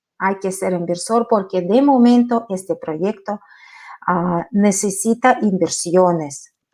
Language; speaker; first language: Spanish; non-native, fluent; Russian